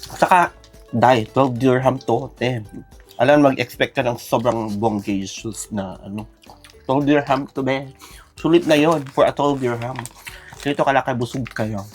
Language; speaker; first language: Filipino; non-native, local second language; Iloko